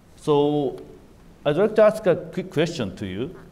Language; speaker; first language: English; non-native, fluent; Japanese